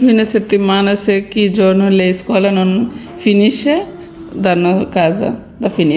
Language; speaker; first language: Italian; non-native, learner; Bangla